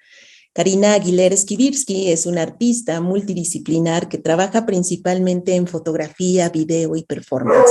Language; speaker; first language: Spanish; native; Spanish